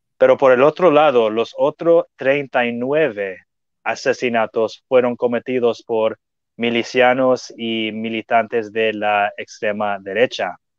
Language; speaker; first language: Spanish; non-native, fluent; English